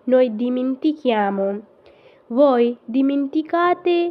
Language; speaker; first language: Italian; non-native, fluent; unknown